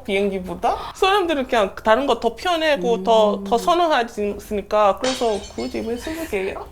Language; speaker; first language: Korean; non-native, fluent; English